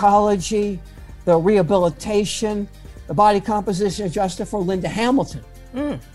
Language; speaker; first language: English; native; English